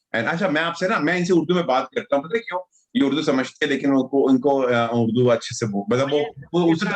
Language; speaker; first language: Hindi; native; Hindi